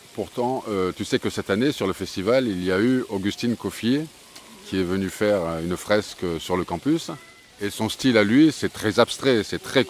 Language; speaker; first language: French; native; French